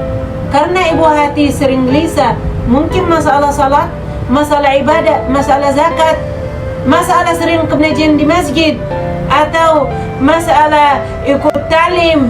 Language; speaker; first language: Indonesian; non-native, fluent; Arabic